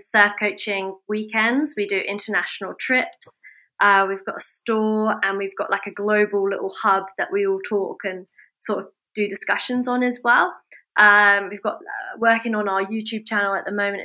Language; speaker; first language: English; native; English